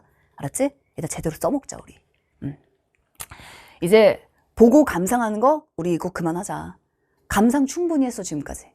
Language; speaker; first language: Korean; native; Korean